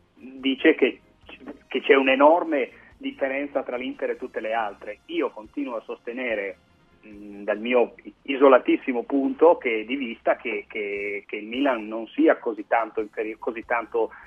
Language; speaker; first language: Italian; native; Italian